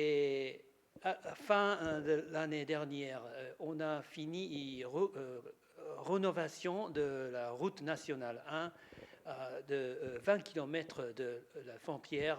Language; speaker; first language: French; non-native, learner; Japanese